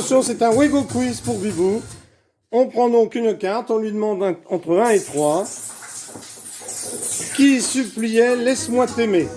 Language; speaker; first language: French; native; French